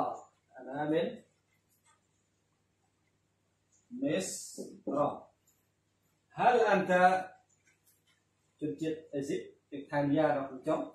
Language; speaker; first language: Arabic; non-native, fluent; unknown